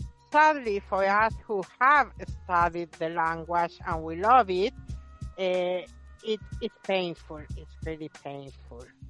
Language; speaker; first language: English; non-native, fluent; Spanish